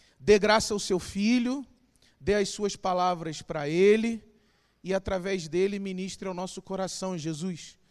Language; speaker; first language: Portuguese; native; Portuguese